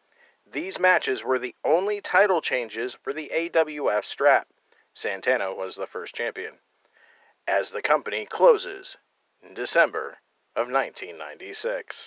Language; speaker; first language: English; native; English